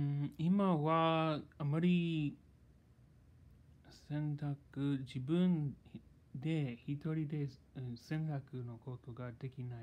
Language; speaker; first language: Japanese; non-native, learner; English